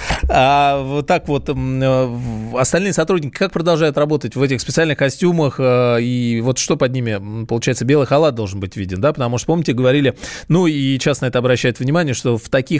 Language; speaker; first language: Russian; native; Russian